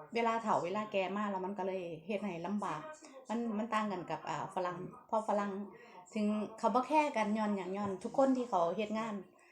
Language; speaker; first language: Thai; non-native, local second language; Northeastern Thai